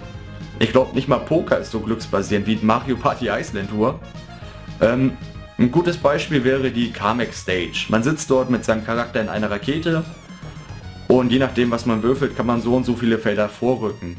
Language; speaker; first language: German; native; German